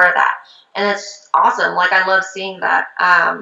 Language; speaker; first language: English; early bilingual, other home language; Korean